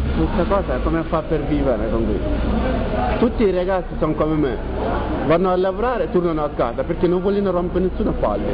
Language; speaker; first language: Italian; non-native, learner; Wolof